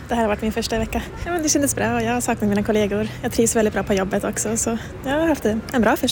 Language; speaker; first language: Swedish; native; Swedish